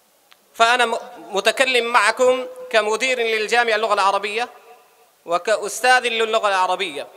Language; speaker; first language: Arabic; non-native, fluent; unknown